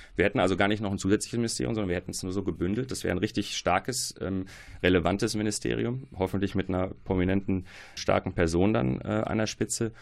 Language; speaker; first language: German; early bilingual, other home language; Arabic